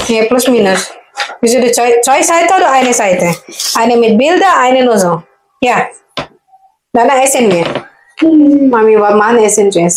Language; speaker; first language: German; non-native, learner; Indonesian